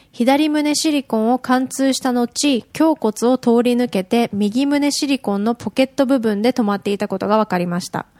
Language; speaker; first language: Japanese; native; Japanese